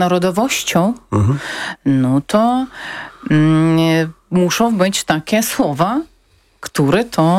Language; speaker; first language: Polish; non-native, fluent; Ukrainian